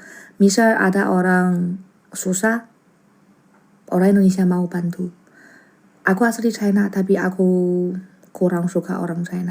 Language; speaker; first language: Indonesian; non-native, learner; Chinese